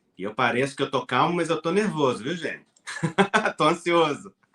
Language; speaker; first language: Portuguese; native; Portuguese